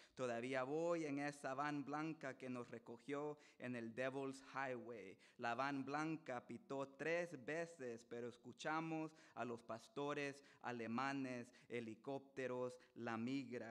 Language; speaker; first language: Spanish; early bilingual, heritage; Spanish